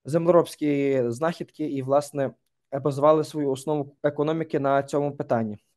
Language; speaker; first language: Ukrainian; native; Ukrainian